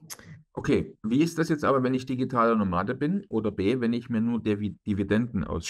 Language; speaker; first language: German; native; German